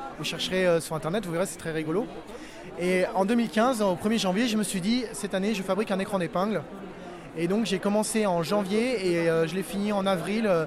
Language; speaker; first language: French; native; French